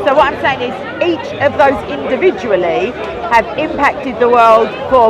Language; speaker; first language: English; native; English